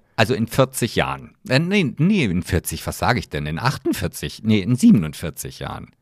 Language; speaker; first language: German; native; German